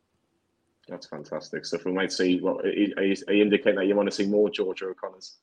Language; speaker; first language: English; native; English